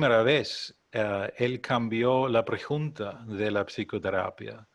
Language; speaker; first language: Spanish; non-native, learner; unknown